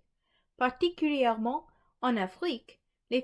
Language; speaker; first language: French; non-native, learner; English